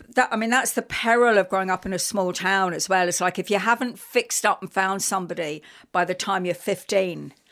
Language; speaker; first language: English; native; English